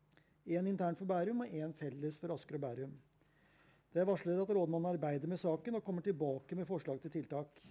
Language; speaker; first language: Norwegian; native; Norwegian